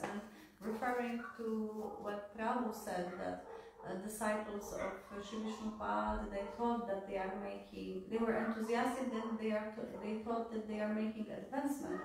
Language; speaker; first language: English; non-native, fluent; Polish